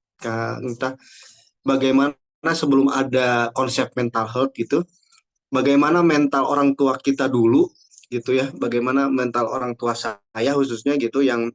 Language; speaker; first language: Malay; non-native, local second language; Sundanese